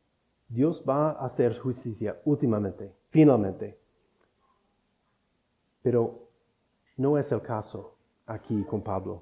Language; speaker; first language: Spanish; non-native, fluent; English